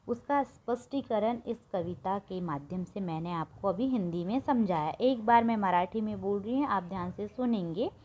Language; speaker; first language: Hindi; non-native, local second language; Marathi